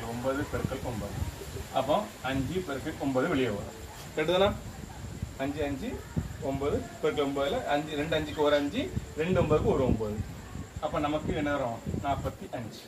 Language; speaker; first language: Tamil; native; Tamil